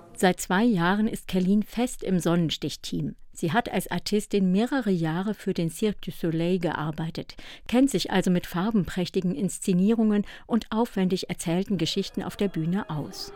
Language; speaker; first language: German; native; German